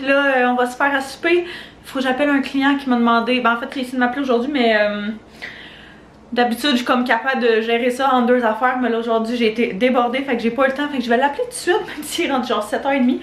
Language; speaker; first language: French; native; French